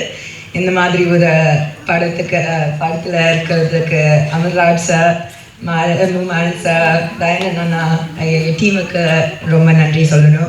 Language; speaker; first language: Tamil; early bilingual, heritage; Tamil